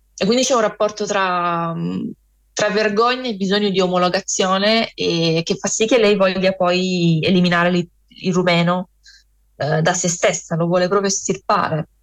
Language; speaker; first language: Italian; early bilingual, other home language; Romanian